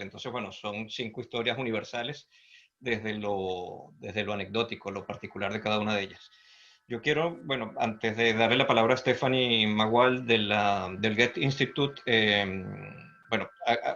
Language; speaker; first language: Spanish; native; Spanish